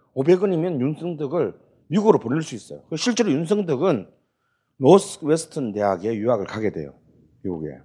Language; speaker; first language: Korean; native; Korean